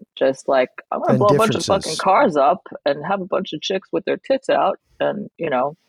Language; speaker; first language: English; early bilingual, other home language; Chinese